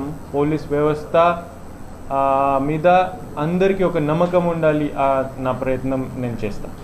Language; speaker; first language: Telugu; non-native, learner; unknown